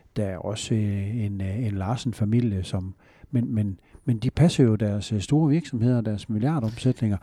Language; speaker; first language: Danish; native; Danish